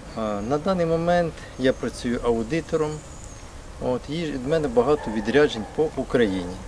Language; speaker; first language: Ukrainian; native; Ukrainian